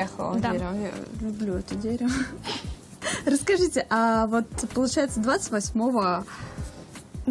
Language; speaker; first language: Russian; native; Russian